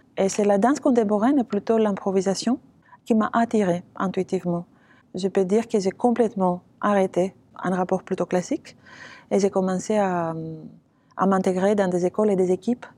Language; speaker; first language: French; non-native, fluent; Greek